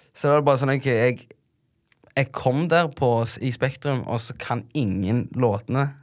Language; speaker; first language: Norwegian; early bilingual, other home language; Tigrinya